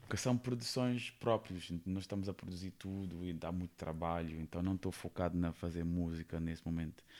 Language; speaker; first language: Portuguese; non-native, fluent; Kabuverdianu